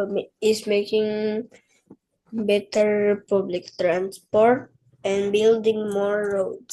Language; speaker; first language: English; non-native, learner; Indonesian